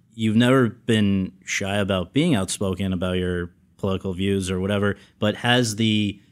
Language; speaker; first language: English; native; English